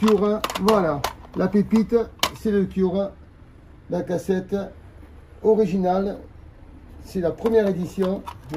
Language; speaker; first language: French; native; French